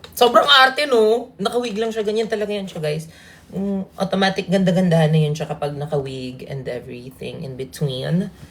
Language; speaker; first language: Filipino; non-native, local second language; Cebuano